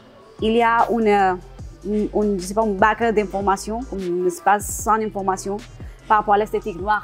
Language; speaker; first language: French; non-native, learner; Spanish